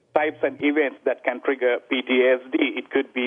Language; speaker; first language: English; non-native, local second language; Sinhala